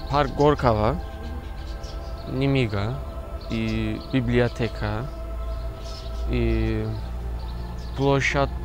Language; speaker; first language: Russian; non-native, learner; Turkish